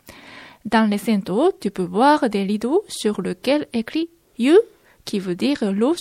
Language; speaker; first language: French; non-native, fluent; Japanese